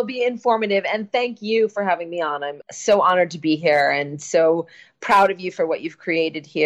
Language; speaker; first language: English; native; English